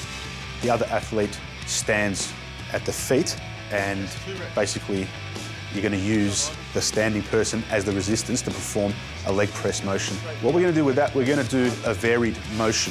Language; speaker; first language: English; native; English